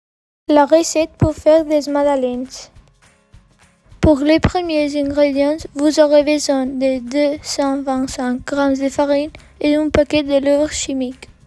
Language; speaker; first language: French; non-native, learner; English